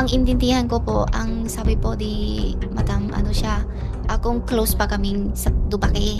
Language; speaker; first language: Filipino; non-native, learner; Chinese